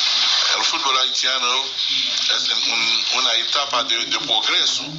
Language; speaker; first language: Spanish; non-native, fluent; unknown